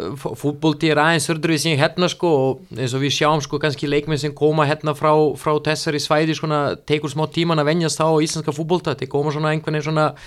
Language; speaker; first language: Icelandic; non-native, fluent; Serbian